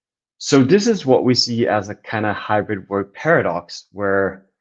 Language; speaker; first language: English; non-native, fluent; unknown